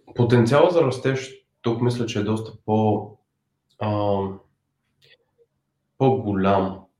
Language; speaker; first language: Bulgarian; native; Bulgarian